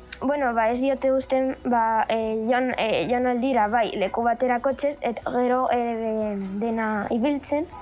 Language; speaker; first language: Basque; non-native, local second language; Spanish